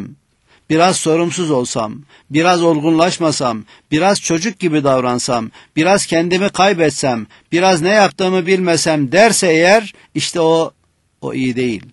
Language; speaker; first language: Turkish; native; Turkish